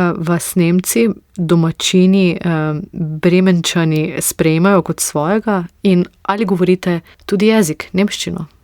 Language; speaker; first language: Slovenian; native; Slovenian